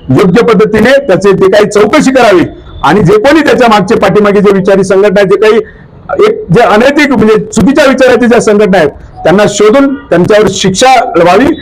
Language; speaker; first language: Marathi; native; Marathi